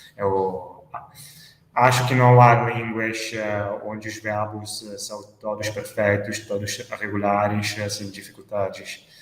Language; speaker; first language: Portuguese; non-native, fluent; Italian